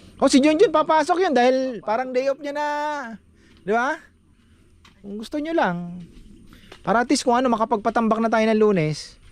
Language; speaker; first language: Filipino; native; Filipino